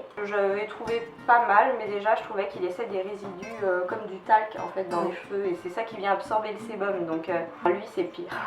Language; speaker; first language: French; native; French